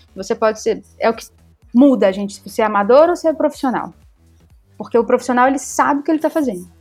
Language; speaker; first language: Portuguese; native; Portuguese